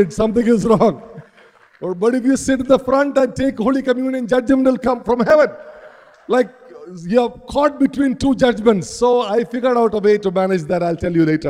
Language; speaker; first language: English; non-native, local second language; Malayalam